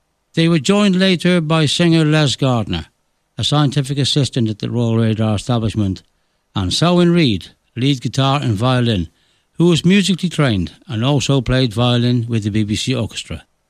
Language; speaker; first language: English; native; English